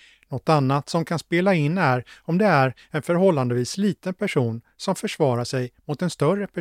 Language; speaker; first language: Swedish; native; Swedish